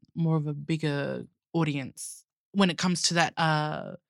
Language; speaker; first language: English; native; English